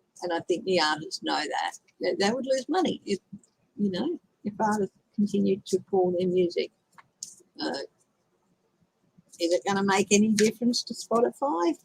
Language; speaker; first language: English; native; English